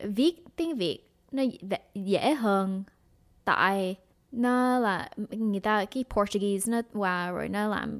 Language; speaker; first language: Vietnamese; early bilingual, heritage; Vietnamese